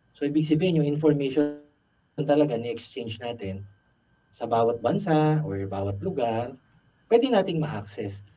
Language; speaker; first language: Filipino; native; Filipino